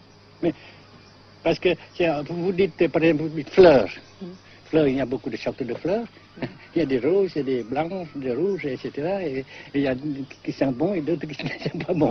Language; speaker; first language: French; non-native, fluent; Vietnamese